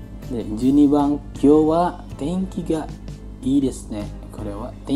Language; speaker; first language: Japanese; non-native, fluent; Indonesian